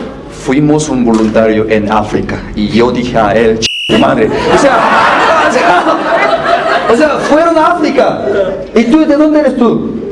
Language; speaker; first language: Spanish; non-native, fluent; Korean